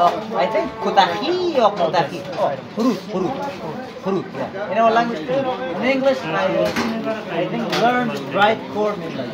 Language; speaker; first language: English; non-native, fluent; Persian